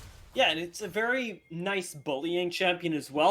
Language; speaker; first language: English; native; English